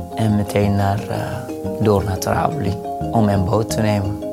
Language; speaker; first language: Dutch; non-native, fluent; Fula